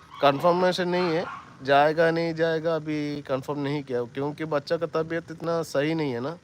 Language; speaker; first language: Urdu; non-native, learner; Malayalam